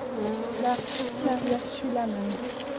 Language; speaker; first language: French; native; French